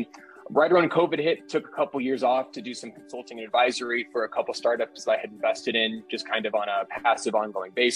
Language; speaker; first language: English; native; English